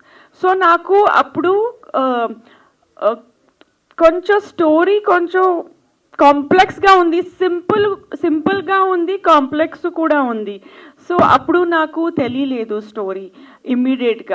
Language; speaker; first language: Telugu; non-native, fluent; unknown